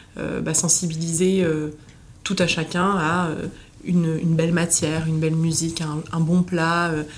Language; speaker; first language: French; native; French